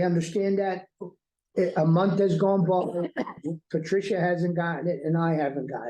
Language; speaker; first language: English; native; English